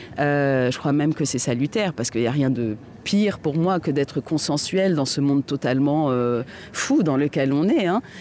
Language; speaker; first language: French; non-native, local second language; Arabic